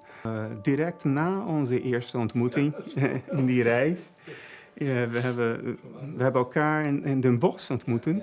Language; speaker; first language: Dutch; non-native, fluent; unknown